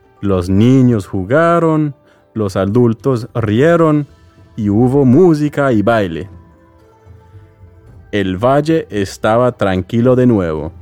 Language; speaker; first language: Spanish; non-native, fluent; English